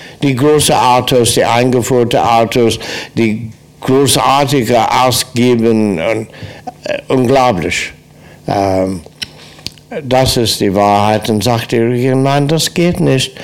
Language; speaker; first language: German; non-native, fluent; English